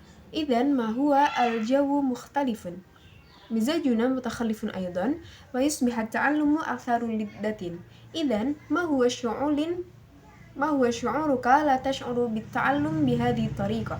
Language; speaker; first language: Arabic; non-native, learner; Indonesian